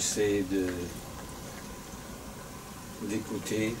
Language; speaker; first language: French; non-native, fluent; English